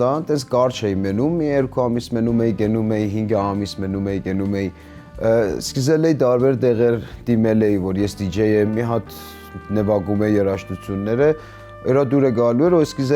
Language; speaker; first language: Armenian; non-native, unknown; Persian